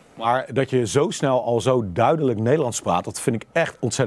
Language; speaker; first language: Dutch; native; Dutch